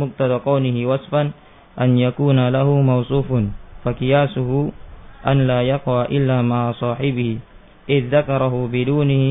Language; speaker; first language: Arabic; non-native, fluent; Indonesian